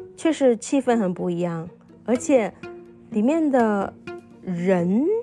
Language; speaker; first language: Chinese; non-native, fluent; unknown